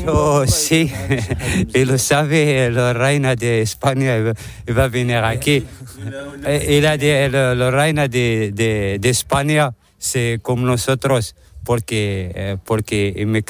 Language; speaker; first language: Spanish; non-native, learner; Arabic